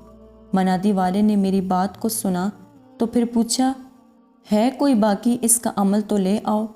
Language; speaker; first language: Urdu; native; Urdu